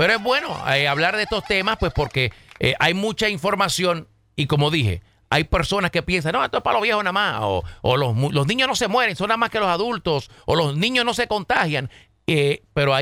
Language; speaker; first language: Spanish; native; Spanish